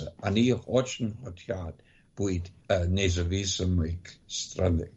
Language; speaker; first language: Russian; non-native, learner; English